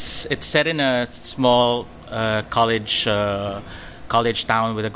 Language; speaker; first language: English; non-native, local second language; Filipino